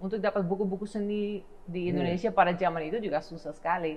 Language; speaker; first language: Indonesian; non-native, fluent; Dutch